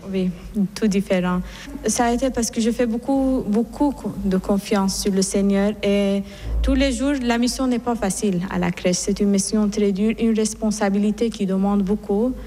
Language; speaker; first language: French; non-native, fluent; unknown